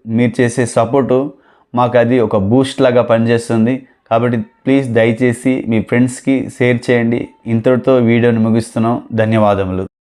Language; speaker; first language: Telugu; non-native, local second language; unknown